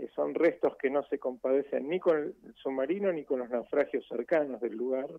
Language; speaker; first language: Spanish; native; Spanish